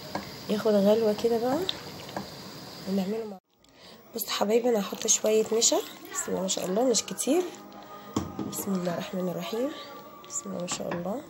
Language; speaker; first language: Arabic; native; Arabic